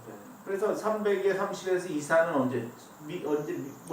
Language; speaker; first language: Korean; native; Korean